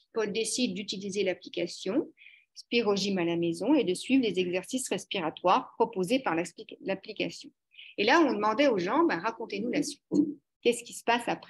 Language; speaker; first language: French; native; French